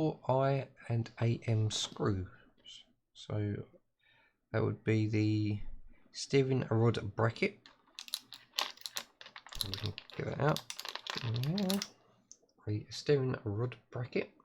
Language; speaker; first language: English; native; English